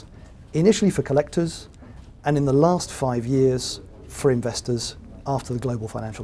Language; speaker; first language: English; native; English